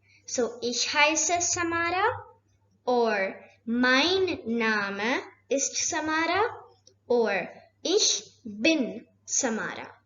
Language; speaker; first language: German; non-native, fluent; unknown